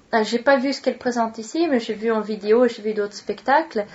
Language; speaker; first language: French; non-native, fluent; Swedish